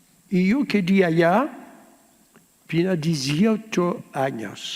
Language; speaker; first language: Spanish; early bilingual, heritage; French